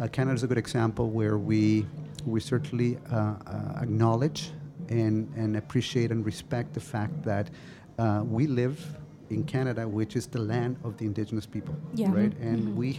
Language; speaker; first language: English; non-native, fluent; Spanish